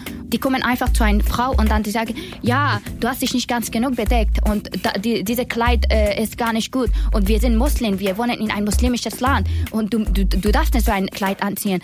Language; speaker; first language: German; non-native, learner; Persian